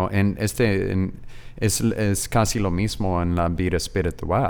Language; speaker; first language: Spanish; non-native, fluent; English